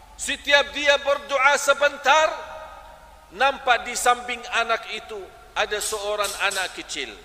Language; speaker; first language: Malay; non-native, fluent; Arabic